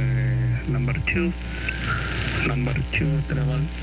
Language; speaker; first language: English; non-native, learner; Spanish